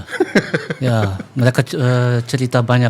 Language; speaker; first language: Indonesian; early bilingual, heritage; Dutch